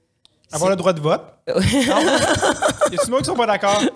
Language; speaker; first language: French; native; French